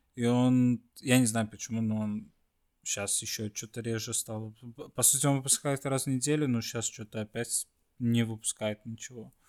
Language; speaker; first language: Russian; non-native, fluent; Swedish